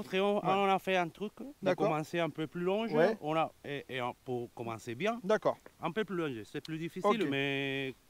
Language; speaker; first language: French; non-native, learner; Spanish